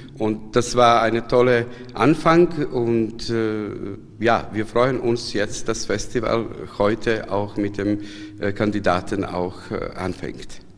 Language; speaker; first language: German; non-native, fluent; Serbian